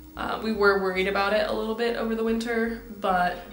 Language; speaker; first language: English; native; English